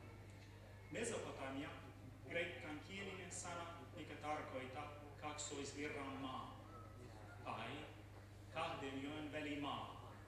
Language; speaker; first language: Finnish; non-native, learner; Central Kurdish